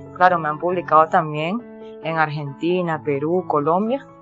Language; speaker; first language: Spanish; native; Spanish